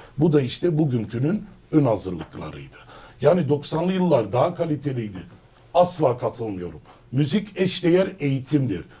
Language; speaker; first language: Turkish; early bilingual, heritage; Turkish